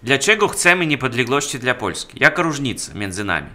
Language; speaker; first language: Polish; non-native, fluent; Russian